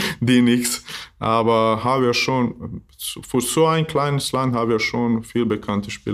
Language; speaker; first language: German; non-native, learner; Bosnian